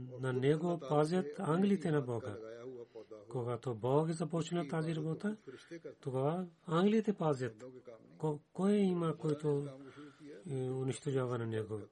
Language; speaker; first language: Bulgarian; non-native, learner; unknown